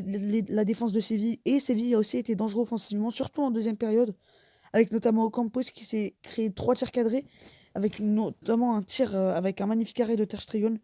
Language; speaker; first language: French; native; French